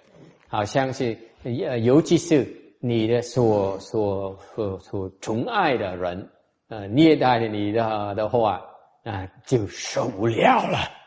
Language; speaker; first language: Chinese; non-native, fluent; Vietnamese